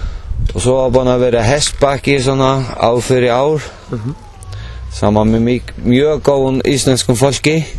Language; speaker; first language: Icelandic; non-native, learner; Faroese